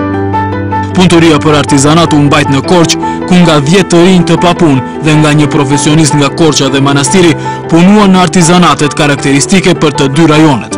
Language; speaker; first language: Albanian; native; Albanian